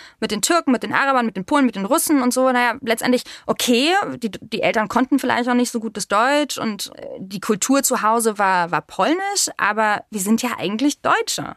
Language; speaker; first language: German; native; German